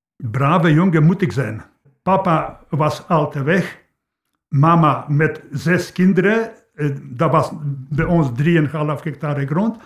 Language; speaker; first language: Dutch; non-native, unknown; Polish